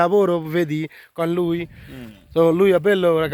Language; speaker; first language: Italian; non-native, learner; Bangla